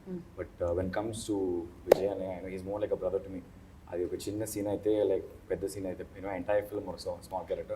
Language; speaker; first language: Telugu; non-native, learner; Tamil